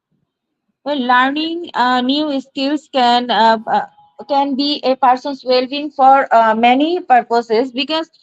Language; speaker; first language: English; non-native, learner; Bangla